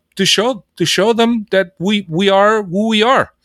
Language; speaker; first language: English; early bilingual, other home language; Portuguese